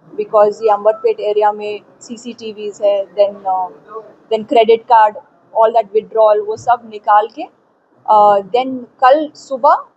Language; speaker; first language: Hindi; non-native, local second language; Telugu